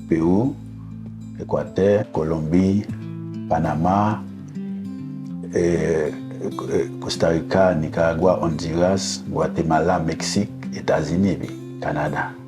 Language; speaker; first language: French; non-native, learner; Haitian Creole